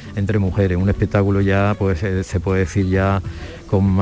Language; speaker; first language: Spanish; native; Spanish